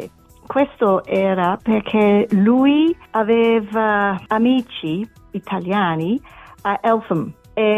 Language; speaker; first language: Italian; non-native, learner; English